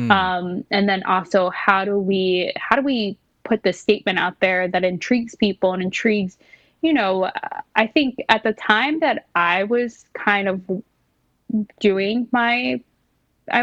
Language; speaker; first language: English; native; English